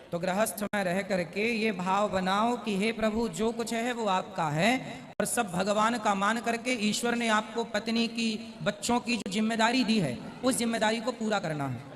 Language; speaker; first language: Hindi; native; Hindi